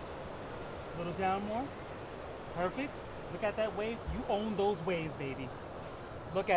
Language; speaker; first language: English; native; English